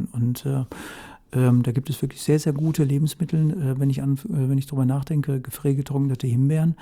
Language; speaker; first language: German; native; German